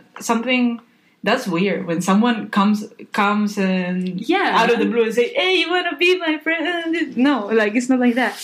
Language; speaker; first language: English; non-native, fluent; Spanish